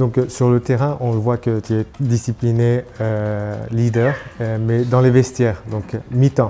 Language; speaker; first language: French; non-native, fluent; Turkish